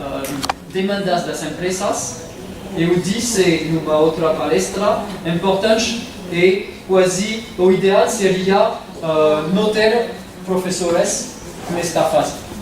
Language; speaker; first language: Portuguese; non-native, fluent; French